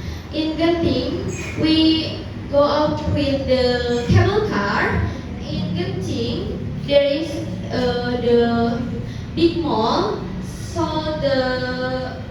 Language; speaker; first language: English; non-native, learner; Indonesian